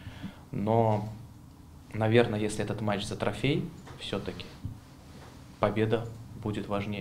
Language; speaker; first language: Russian; native; Russian